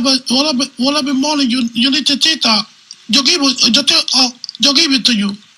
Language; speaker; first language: English; non-native, learner; Spanish